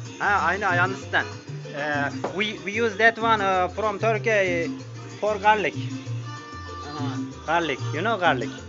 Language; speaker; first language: English; non-native, learner; Turkish